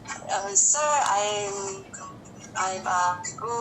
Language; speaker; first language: English; non-native, learner; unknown